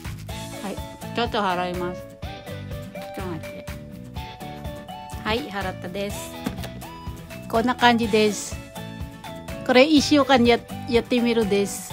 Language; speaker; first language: Japanese; non-native, fluent; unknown